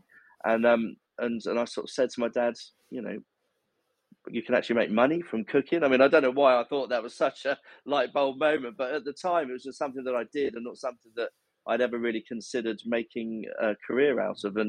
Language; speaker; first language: English; native; English